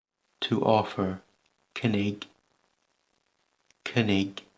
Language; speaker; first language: Welsh; non-native, learner; English